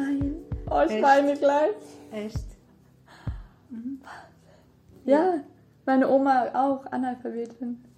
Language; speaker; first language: German; early bilingual, other home language; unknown